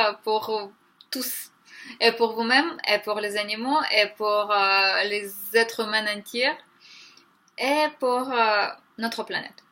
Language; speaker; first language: French; non-native, learner; Ukrainian